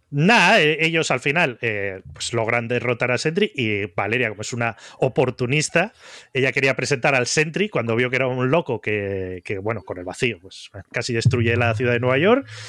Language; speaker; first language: Spanish; native; Spanish